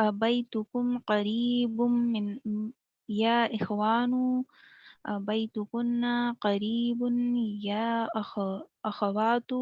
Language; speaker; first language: Arabic; non-native, learner; Urdu